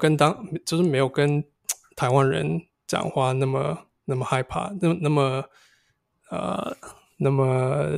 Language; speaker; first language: Chinese; non-native, fluent; English